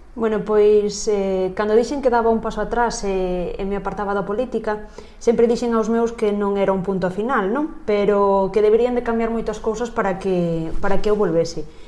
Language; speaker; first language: Galician; native; Galician